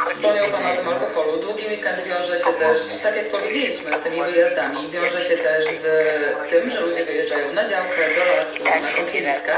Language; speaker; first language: Polish; native; Polish